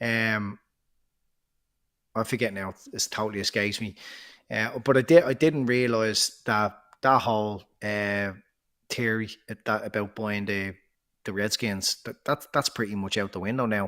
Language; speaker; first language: English; native; English